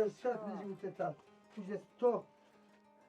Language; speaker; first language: Russian; non-native, learner; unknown